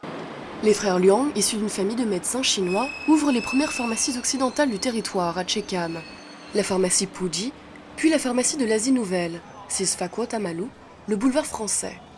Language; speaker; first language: French; native; French